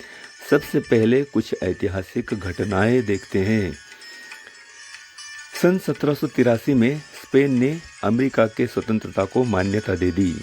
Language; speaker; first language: Hindi; non-native, local second language; Marathi